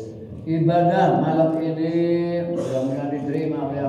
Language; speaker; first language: Indonesian; non-native, local second language; Madurese